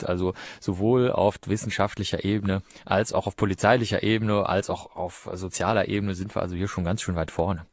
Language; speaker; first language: German; native; German